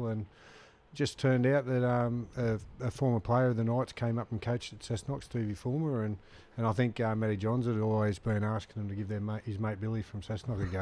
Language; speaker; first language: English; native; English